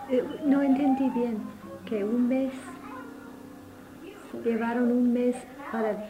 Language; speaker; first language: Spanish; non-native, fluent; English